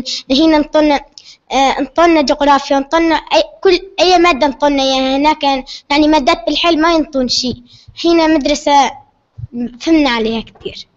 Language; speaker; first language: Arabic; native; Arabic